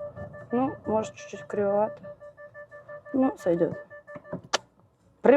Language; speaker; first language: Russian; native; Russian